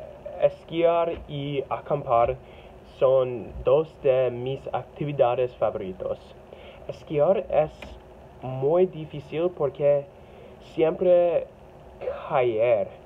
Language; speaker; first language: Spanish; non-native, learner; English